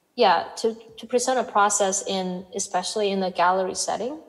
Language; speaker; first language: English; non-native, fluent; Chinese